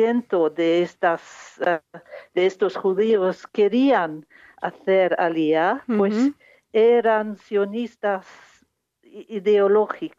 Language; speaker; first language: Spanish; non-native, fluent; English